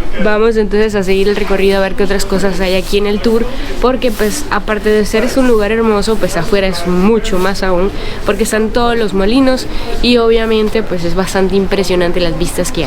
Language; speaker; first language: Spanish; native; Spanish